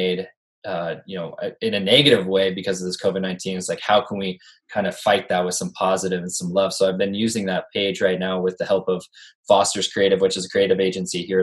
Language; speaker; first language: English; native; English